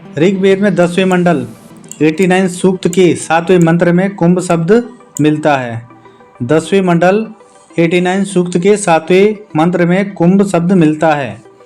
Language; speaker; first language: Hindi; native; Hindi